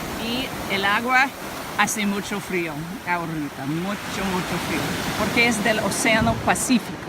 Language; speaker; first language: Spanish; non-native, learner; English